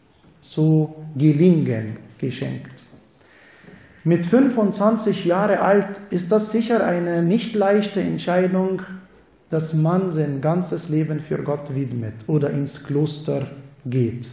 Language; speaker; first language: German; non-native, fluent; Arabic